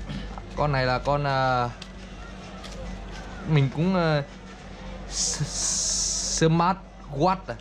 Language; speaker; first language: Vietnamese; native; Vietnamese